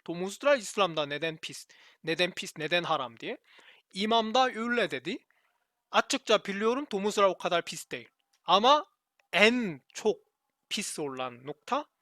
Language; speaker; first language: Turkish; non-native, learner; Korean